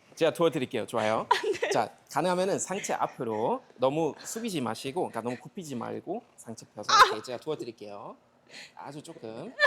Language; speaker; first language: Korean; non-native, fluent; German